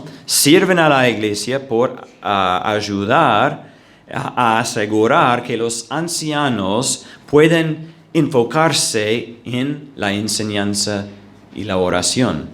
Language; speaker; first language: Spanish; non-native, fluent; English